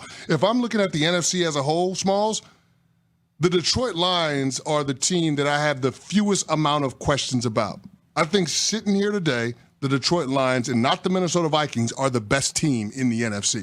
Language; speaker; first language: English; native; English